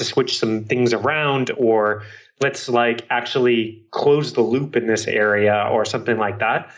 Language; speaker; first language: English; native; English